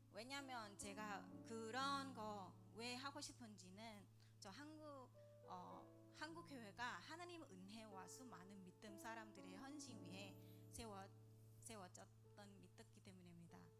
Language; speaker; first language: Korean; non-native, learner; Vietnamese